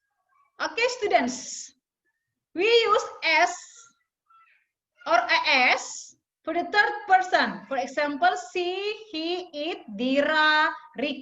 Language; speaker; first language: English; non-native, fluent; Indonesian